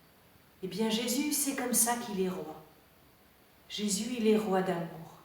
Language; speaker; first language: French; native; French